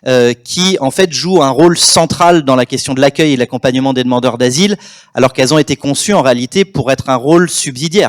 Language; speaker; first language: French; native; French